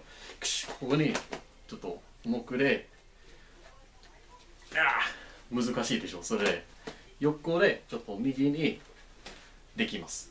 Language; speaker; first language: Japanese; non-native, learner; English